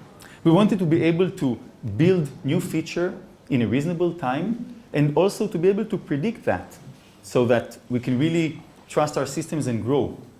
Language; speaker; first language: English; non-native, fluent; Hebrew